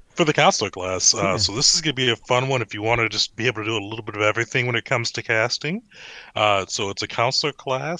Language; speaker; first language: English; native; English